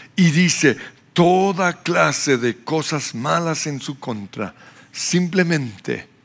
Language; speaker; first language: Spanish; non-native, fluent; English